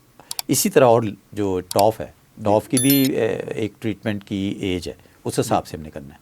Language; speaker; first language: Urdu; native; Urdu